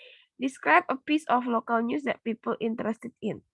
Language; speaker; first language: English; non-native, fluent; Indonesian